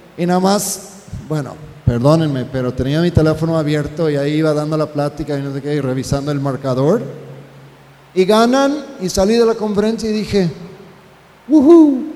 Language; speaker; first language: Spanish; non-native, fluent; English